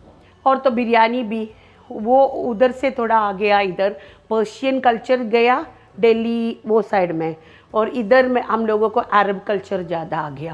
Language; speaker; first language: Hindi; non-native, local second language; Malayalam